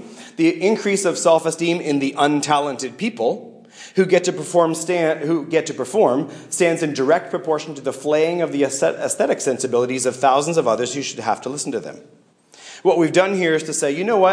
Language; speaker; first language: English; native; English